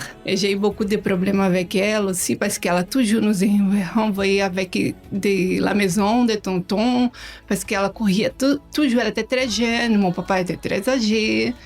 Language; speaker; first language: French; non-native, learner; Portuguese